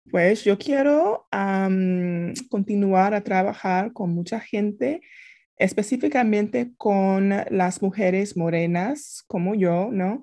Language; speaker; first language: Spanish; non-native, fluent; English